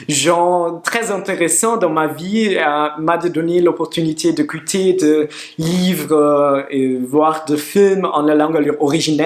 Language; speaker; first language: French; non-native, learner; Portuguese